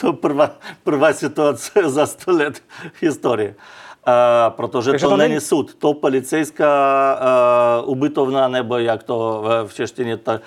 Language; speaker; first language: Czech; non-native, learner; Russian